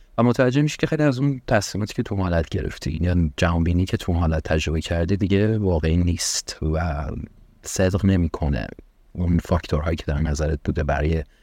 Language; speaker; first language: Persian; early bilingual, heritage; Persian